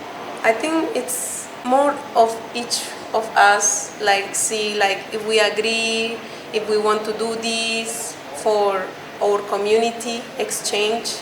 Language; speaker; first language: English; non-native, fluent; Spanish